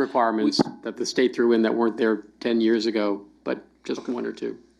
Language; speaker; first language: English; native; English